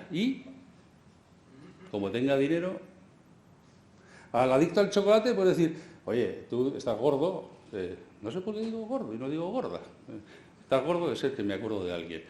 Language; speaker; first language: Spanish; native; Spanish